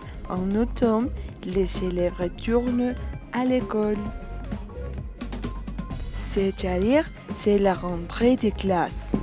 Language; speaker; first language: French; non-native, fluent; Spanish